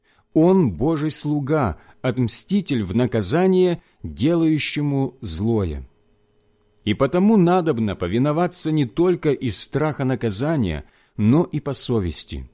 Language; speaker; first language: Russian; native; Russian